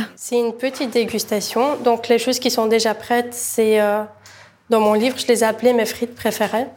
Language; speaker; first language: French; early bilingual, other home language; Bulgarian